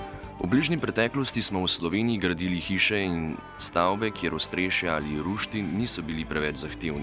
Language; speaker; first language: Slovenian; native; Slovenian